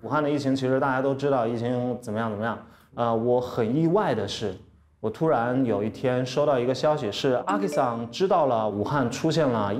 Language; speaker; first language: Chinese; native; Chinese